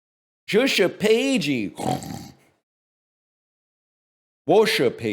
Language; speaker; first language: Chinese; non-native, learner; English